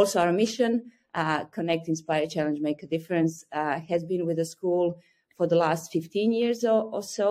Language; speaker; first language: English; non-native, fluent; Croatian